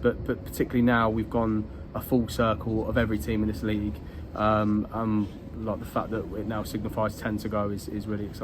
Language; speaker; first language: English; native; English